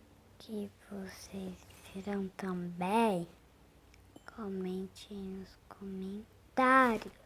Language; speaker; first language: Portuguese; native; Portuguese